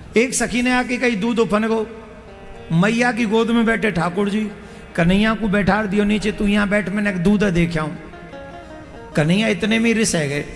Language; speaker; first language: Hindi; native; Hindi